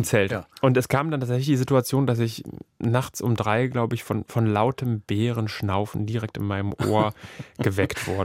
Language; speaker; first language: German; native; German